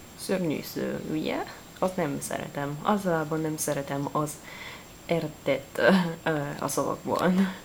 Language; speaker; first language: Hungarian; non-native, learner; Italian